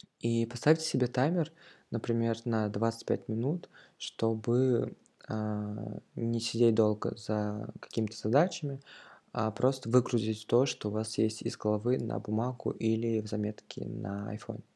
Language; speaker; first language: Russian; native; Russian